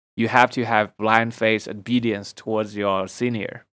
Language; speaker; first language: English; non-native, fluent; Chinese